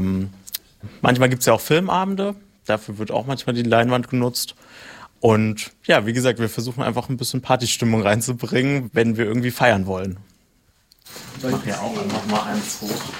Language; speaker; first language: German; native; German